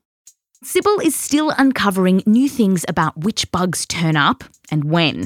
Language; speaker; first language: English; native; English